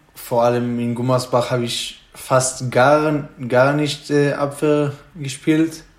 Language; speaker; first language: German; non-native, fluent; Hebrew